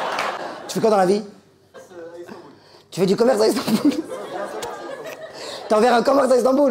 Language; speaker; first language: French; native; French